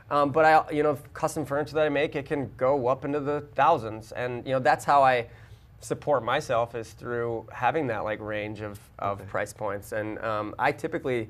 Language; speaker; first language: English; native; English